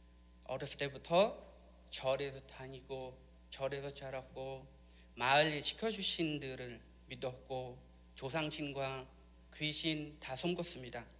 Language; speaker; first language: Korean; non-native, learner; Khmer